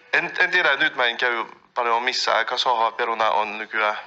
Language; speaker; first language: Finnish; non-native, fluent; French